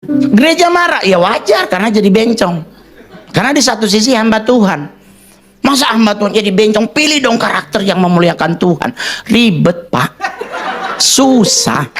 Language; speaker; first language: Indonesian; native; Indonesian